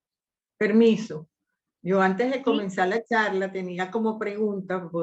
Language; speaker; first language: Spanish; native; Spanish